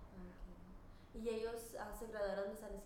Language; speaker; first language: Spanish; early bilingual, heritage; Spanish